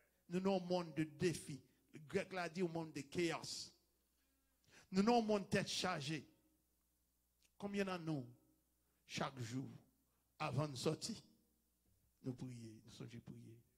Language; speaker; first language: French; native; French